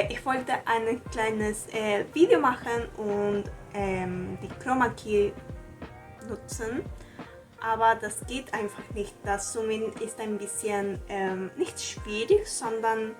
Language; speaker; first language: German; non-native, learner; Spanish